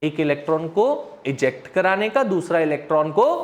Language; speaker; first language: Hindi; native; Hindi